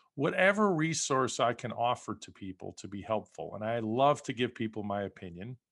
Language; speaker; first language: English; native; English